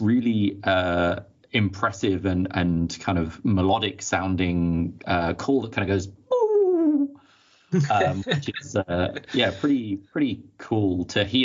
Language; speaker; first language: English; native; English